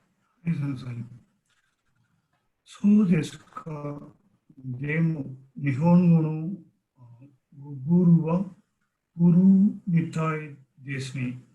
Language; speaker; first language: Japanese; non-native, learner; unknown